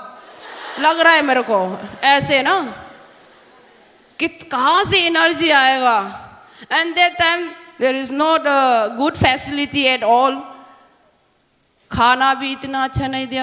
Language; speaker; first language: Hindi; non-native, local second language; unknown